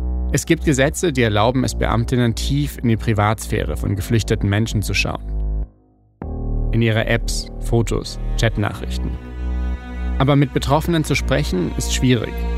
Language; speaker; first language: German; native; German